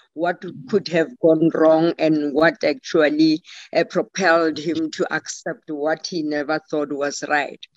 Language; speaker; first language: English; non-native, local second language; Tswana